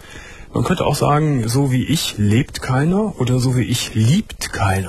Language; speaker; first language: German; native; German